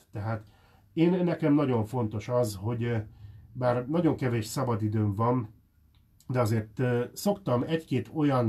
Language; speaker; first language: Hungarian; native; Hungarian